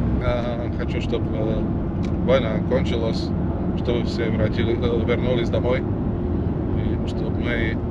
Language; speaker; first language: Russian; non-native, learner; Slovak